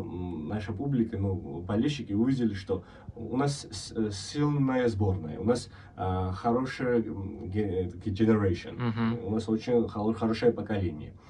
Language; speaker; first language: Russian; non-native, fluent; Georgian